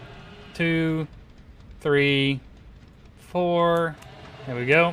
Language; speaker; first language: English; native; English